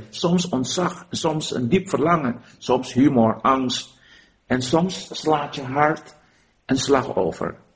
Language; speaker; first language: Dutch; native; Dutch